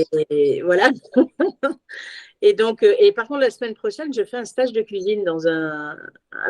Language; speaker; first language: French; native; French